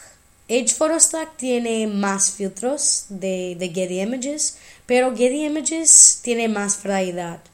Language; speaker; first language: Spanish; non-native, fluent; English